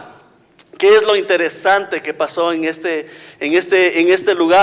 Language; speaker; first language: Spanish; native; Spanish